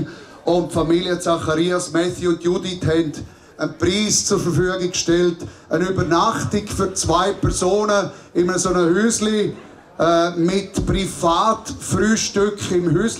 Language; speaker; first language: German; native; German